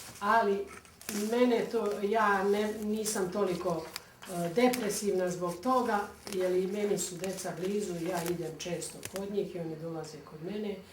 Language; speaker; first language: Bosnian; native; Bosnian